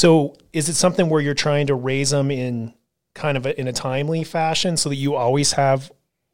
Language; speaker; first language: English; native; English